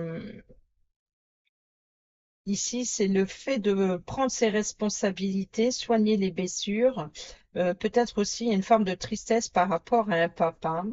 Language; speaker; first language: French; native; French